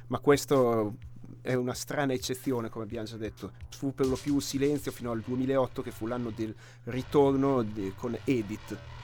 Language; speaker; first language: Italian; native; Italian